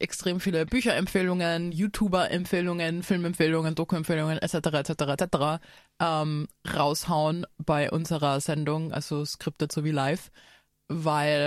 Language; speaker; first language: German; native; German